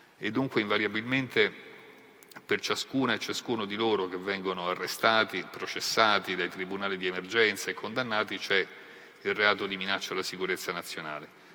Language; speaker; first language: Italian; native; Italian